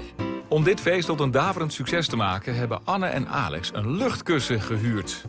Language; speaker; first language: Dutch; native; Dutch